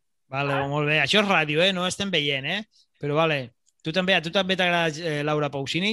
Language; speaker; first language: Catalan; native; Catalan